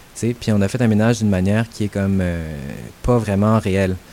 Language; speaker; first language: French; native; French